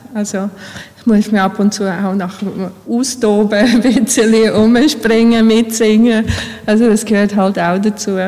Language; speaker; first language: German; early bilingual, other home language; Bosnian